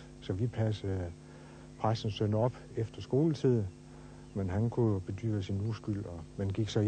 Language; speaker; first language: Danish; native; Danish